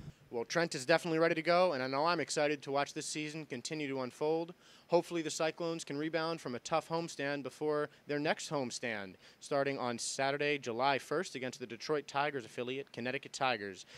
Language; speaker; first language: English; native; English